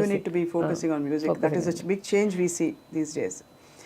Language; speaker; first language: Telugu; native; Telugu